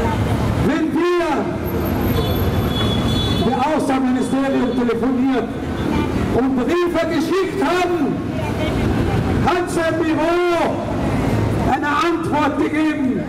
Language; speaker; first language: German; non-native, learner; Arabic